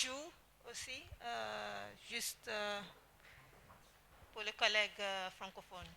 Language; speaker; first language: French; non-native, fluent; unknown